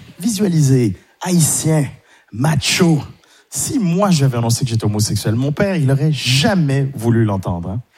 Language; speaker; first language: French; non-native, local second language; Haitian Creole